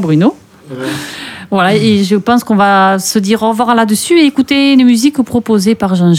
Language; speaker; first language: French; native; French